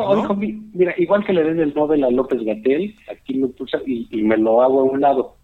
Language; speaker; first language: Spanish; native; Spanish